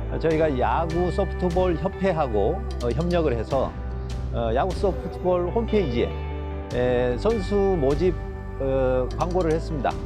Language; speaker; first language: Korean; native; Korean